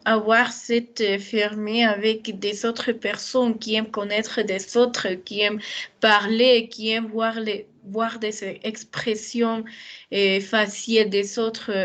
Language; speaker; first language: French; non-native, learner; Spanish